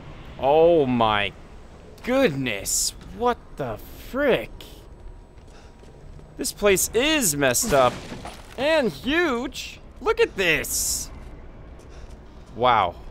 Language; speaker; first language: English; native; English